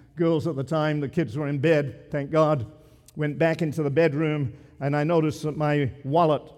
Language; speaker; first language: English; native; English